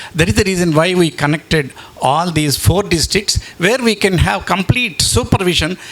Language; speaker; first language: English; non-native, local second language; Telugu